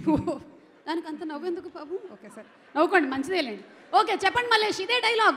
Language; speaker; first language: Telugu; native; Telugu